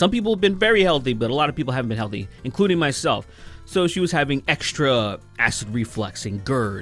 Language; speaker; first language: English; native; English